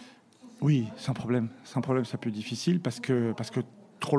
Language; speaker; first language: French; native; French